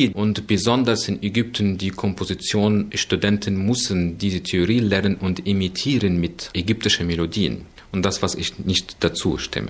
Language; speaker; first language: German; non-native, learner; Arabic